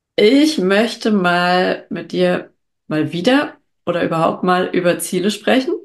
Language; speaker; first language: German; native; German